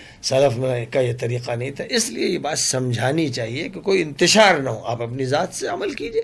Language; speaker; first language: Urdu; native; Urdu